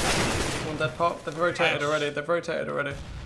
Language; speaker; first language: English; native; English